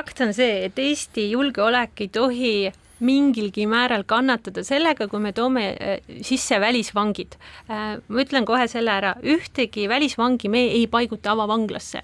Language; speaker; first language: Estonian; native; Estonian